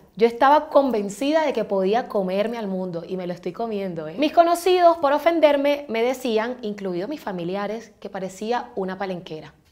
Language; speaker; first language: Spanish; native; Spanish